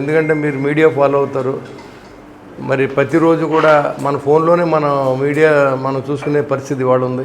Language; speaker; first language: Telugu; native; Telugu